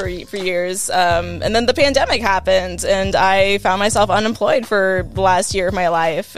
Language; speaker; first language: English; native; English